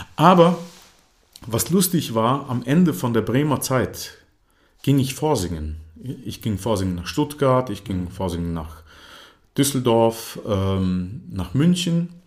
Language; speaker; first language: German; non-native, fluent; Croatian